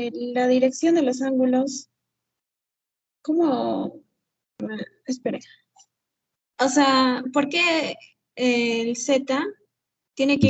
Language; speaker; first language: Spanish; native; Spanish